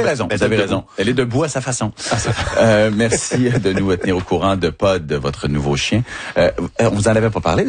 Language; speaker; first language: French; native; French